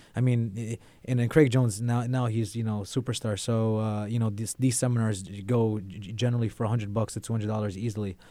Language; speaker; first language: English; native; English